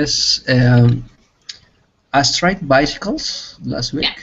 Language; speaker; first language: English; non-native, learner; Spanish